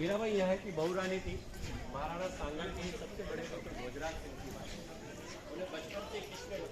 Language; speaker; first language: Hindi; native; Hindi